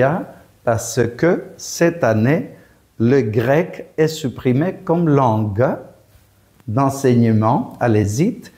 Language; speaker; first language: French; non-native, fluent; Greek